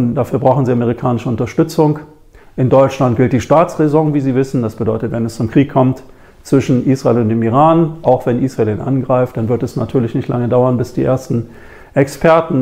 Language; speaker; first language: German; native; German